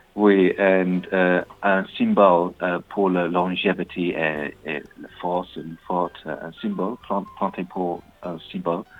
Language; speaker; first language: French; non-native, learner; English